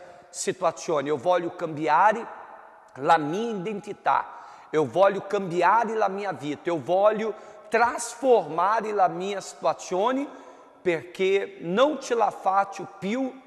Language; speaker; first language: Italian; non-native, fluent; Portuguese